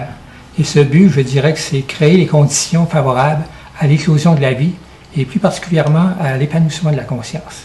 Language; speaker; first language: French; native; French